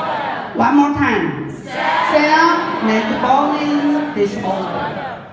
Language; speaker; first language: English; non-native, learner; Japanese